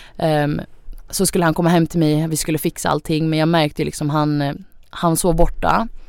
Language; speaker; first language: Swedish; early bilingual, other home language; Thai